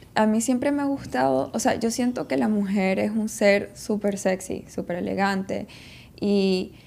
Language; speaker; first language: Spanish; early bilingual, heritage; Spanish